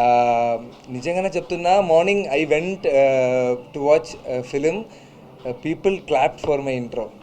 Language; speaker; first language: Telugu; non-native, learner; Malayalam